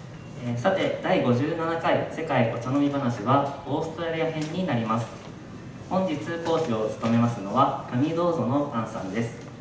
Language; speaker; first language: Japanese; native; Japanese